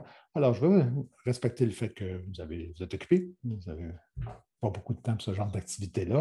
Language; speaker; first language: French; native; French